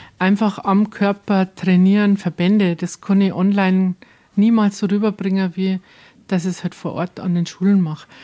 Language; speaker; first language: German; native; German